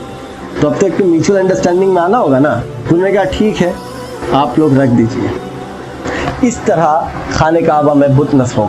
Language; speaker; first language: Urdu; native; Urdu